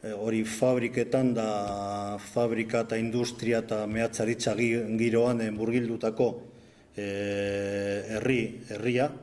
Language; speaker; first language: Basque; non-native, local second language; Spanish